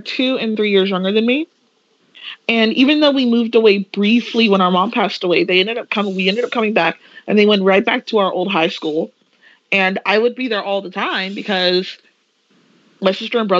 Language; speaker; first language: English; native; English